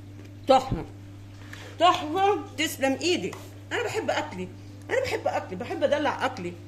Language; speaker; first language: Arabic; native; Arabic